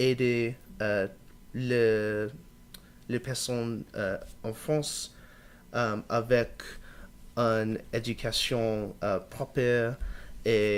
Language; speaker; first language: French; non-native, learner; English